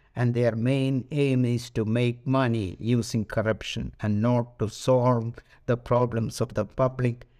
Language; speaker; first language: English; non-native, local second language; Malayalam